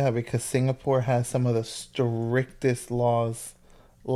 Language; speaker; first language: English; native; English